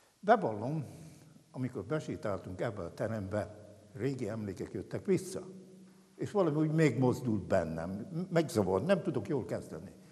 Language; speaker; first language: Hungarian; native; Hungarian